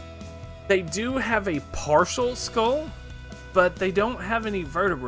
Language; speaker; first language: English; native; English